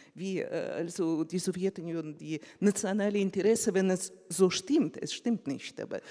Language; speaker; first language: German; non-native, fluent; Russian